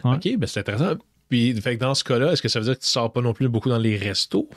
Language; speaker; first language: French; native; French